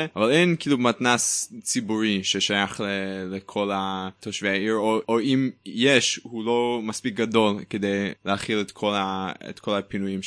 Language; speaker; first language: Hebrew; non-native, fluent; English